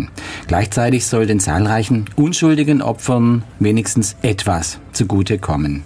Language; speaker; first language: German; native; German